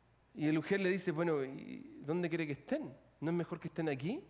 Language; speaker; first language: Spanish; native; Spanish